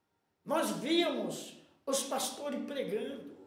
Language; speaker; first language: Portuguese; native; Portuguese